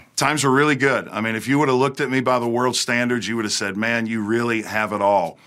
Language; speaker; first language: English; native; English